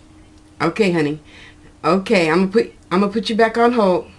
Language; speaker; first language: English; native; English